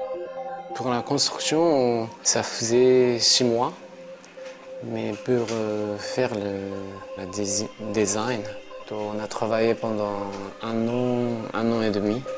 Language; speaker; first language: French; non-native, learner; Japanese